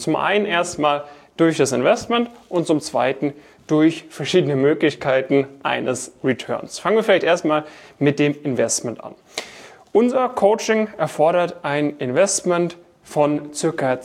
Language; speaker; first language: German; native; German